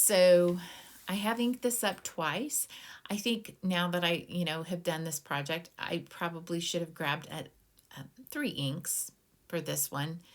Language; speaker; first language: English; native; English